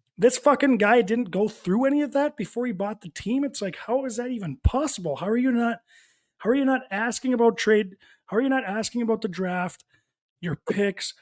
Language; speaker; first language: English; native; English